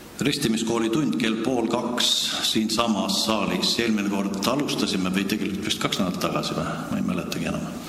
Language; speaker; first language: Estonian; native; Estonian